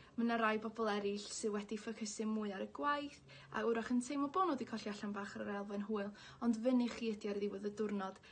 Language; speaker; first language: Welsh; native; Welsh